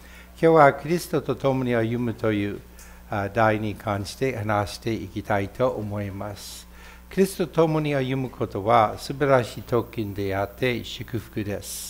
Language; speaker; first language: Japanese; non-native, fluent; English